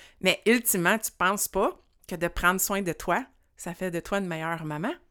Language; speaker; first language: French; native; French